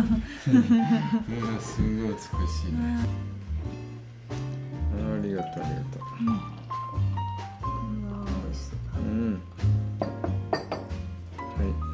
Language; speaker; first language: Japanese; native; Japanese